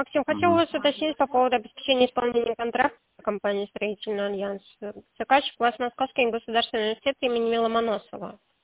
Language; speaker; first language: Russian; native; Russian